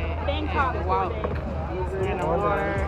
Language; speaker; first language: English; native; English